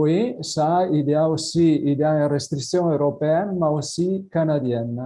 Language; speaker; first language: French; non-native, fluent; Italian